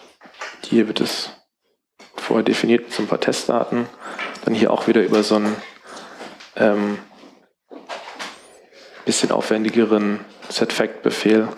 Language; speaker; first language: German; native; German